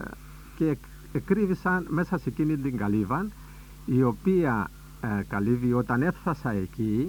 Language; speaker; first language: Greek; native; Greek